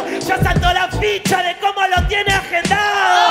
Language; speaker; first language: Spanish; native; Spanish